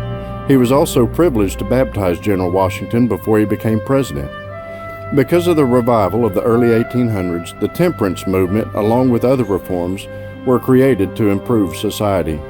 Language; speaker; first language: English; native; English